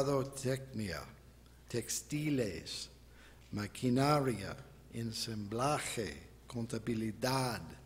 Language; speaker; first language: Spanish; non-native, fluent; English